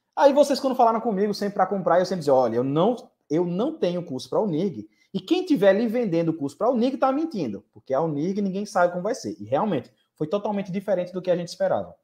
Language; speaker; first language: Portuguese; native; Portuguese